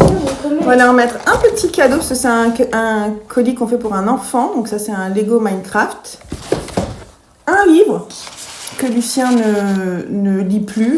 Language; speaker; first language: French; native; French